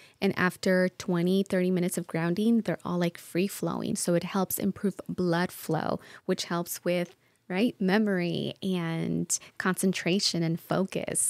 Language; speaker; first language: English; early bilingual, other home language; Spanish